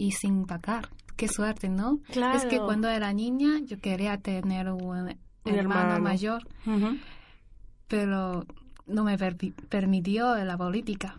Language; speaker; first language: Spanish; non-native, learner; Chinese